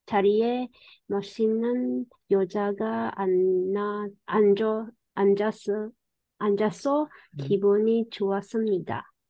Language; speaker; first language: Korean; non-native, learner; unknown